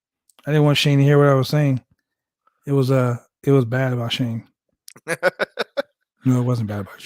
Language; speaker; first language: English; native; English